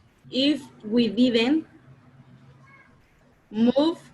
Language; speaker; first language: English; non-native, learner; Spanish